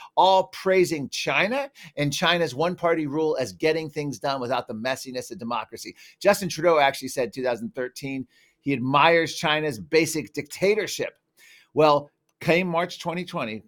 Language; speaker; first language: English; native; English